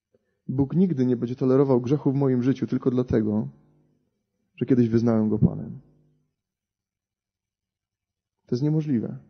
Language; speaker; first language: Polish; native; Polish